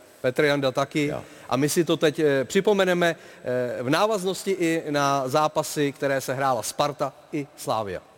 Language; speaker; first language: Czech; native; Czech